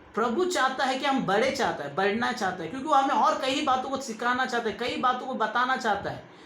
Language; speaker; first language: Hindi; non-native, local second language; Kannada